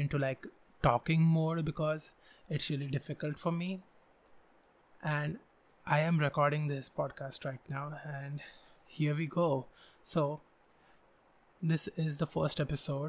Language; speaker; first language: English; non-native, local second language; Marathi